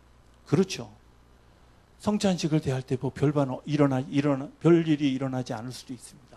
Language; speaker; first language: Korean; native; Korean